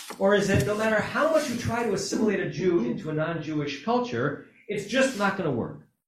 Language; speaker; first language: English; native; English